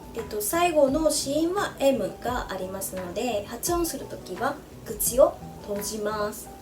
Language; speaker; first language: Japanese; non-native, fluent; Vietnamese